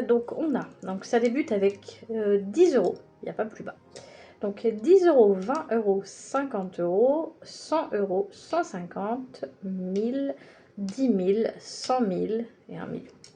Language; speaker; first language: French; native; French